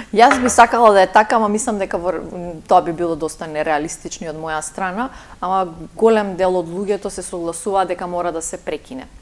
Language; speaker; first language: Macedonian; native; Macedonian